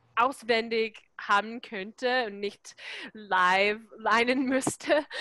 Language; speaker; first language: German; non-native, fluent; English